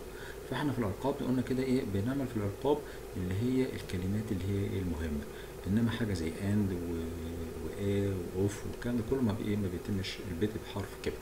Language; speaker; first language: Arabic; native; Arabic